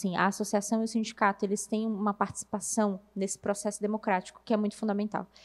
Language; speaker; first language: Portuguese; native; Portuguese